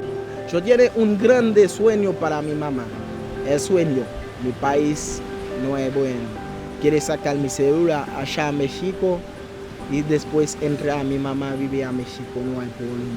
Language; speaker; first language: Spanish; non-native, learner; Haitian Creole